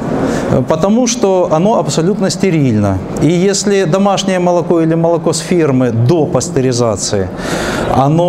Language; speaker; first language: Russian; native; Russian